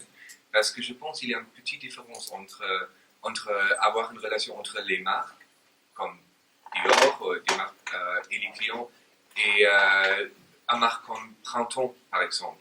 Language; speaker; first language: French; non-native, learner; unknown